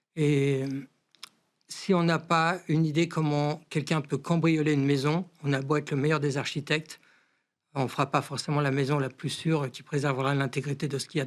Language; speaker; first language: French; native; French